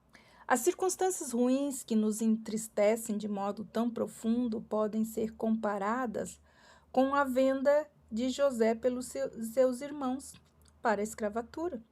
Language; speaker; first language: Portuguese; native; Portuguese